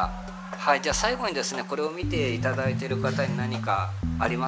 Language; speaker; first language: Japanese; native; Japanese